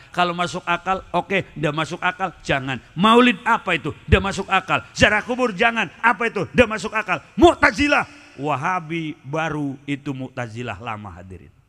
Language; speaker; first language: Indonesian; non-native, local second language; Sundanese